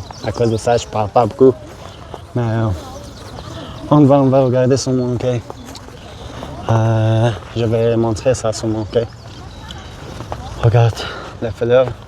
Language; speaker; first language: French; non-native, learner; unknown